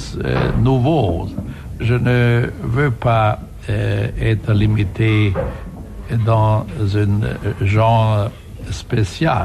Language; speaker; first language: French; non-native, fluent; German